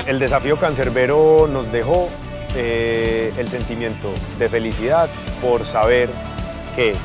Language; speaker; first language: Spanish; native; Spanish